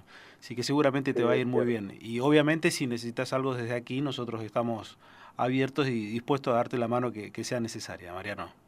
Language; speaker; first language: Spanish; native; Spanish